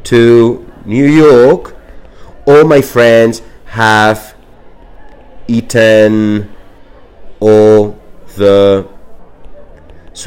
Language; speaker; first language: English; non-native, fluent; Spanish